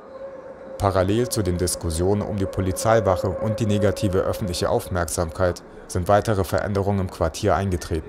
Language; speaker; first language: German; native; German